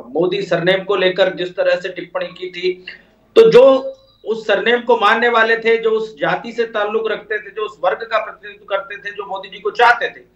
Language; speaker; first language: Hindi; native; Hindi